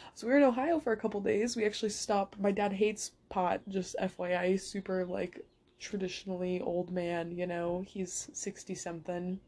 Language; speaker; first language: English; native; English